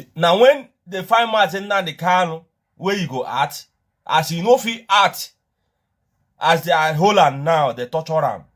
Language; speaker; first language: Nigerian Pidgin; non-native, local second language; Igbo